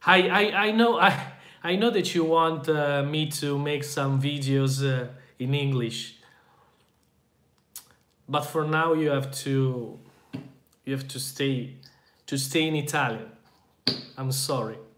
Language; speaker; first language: English; non-native, learner; Italian